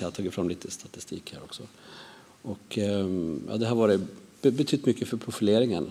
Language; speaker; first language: Swedish; native; Swedish